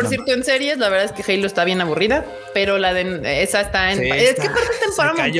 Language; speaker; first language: Spanish; native; Spanish